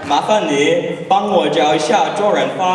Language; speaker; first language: Chinese; non-native, learner; English